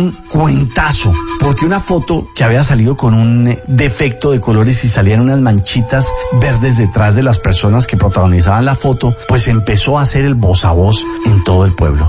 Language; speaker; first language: Spanish; native; Spanish